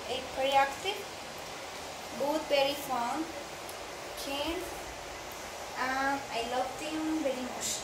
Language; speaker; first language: English; non-native, learner; Spanish